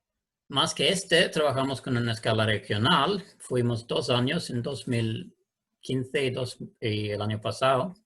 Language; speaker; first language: Spanish; non-native, learner; Swedish